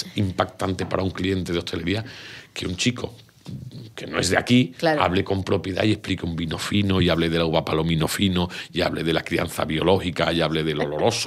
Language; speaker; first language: Spanish; native; Spanish